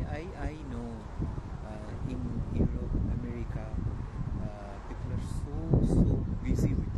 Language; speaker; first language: English; non-native, learner; Bangla